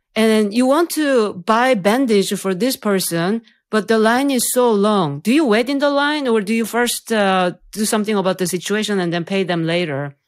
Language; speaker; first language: English; non-native, fluent; Korean